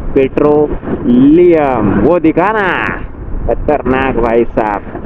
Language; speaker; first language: Hindi; non-native, local second language; Marathi